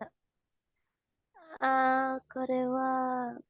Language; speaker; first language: Japanese; non-native, learner; Indonesian